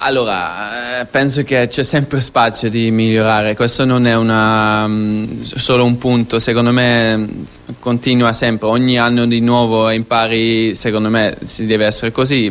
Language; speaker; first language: Italian; non-native, fluent; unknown